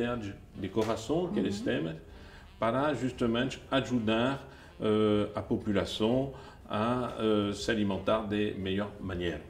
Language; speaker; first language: Portuguese; non-native, fluent; French